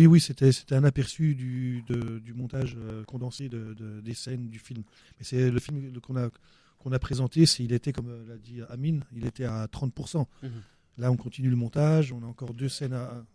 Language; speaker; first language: French; native; French